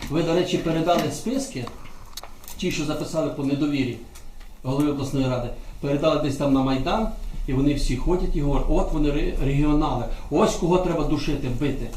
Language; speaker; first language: Ukrainian; native; Ukrainian